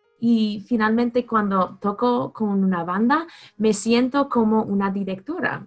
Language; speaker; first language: Spanish; non-native, fluent; English